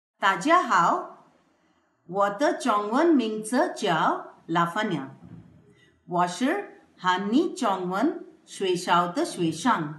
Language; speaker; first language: Chinese; non-native, learner; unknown